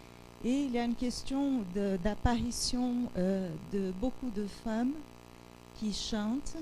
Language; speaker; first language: French; non-native, fluent; Portuguese